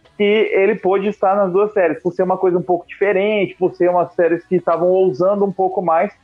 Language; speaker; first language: Portuguese; native; Portuguese